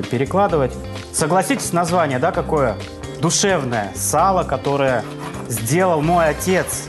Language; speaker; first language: Russian; native; Russian